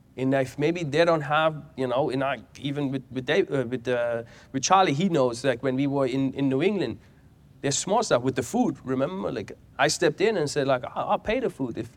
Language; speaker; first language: English; non-native, fluent; German